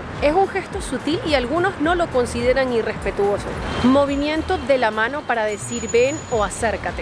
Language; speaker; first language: Spanish; native; Spanish